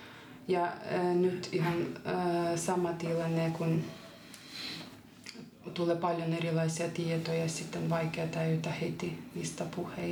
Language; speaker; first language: Finnish; non-native, fluent; Ukrainian